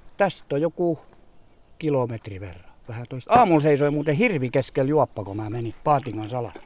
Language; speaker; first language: Finnish; native; Finnish